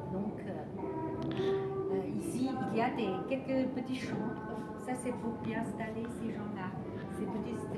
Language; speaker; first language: French; non-native, fluent; Chinese